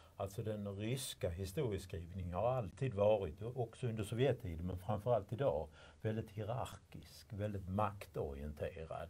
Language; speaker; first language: Swedish; native; Swedish